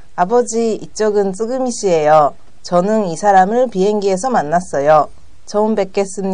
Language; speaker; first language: Korean; non-native, fluent; Japanese